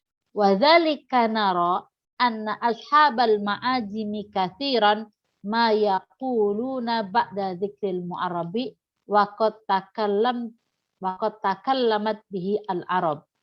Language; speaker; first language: Arabic; non-native, fluent; Indonesian